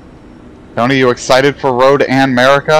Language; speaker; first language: English; native; English